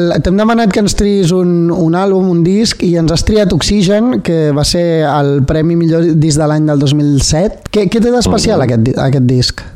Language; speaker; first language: Catalan; native; Catalan